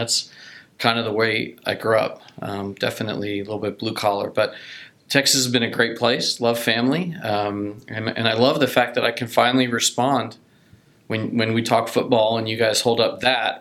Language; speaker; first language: English; native; English